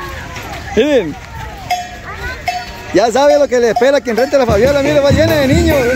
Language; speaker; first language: Spanish; native; Spanish